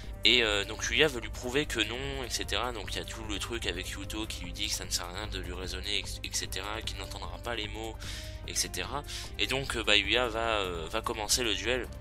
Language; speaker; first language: French; native; French